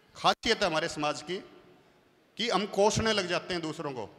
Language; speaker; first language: Hindi; native; Hindi